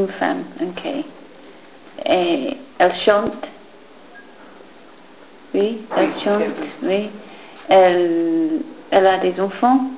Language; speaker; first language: French; non-native, fluent; English